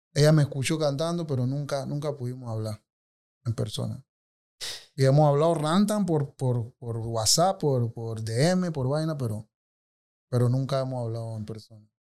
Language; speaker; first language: Spanish; native; Spanish